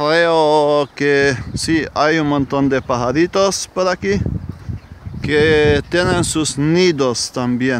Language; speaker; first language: Spanish; non-native, fluent; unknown